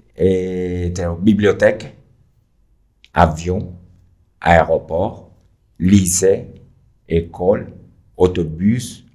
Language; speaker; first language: French; non-native, fluent; Spanish